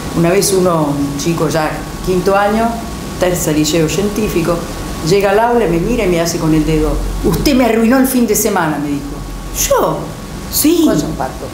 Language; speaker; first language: Spanish; non-native, fluent; Italian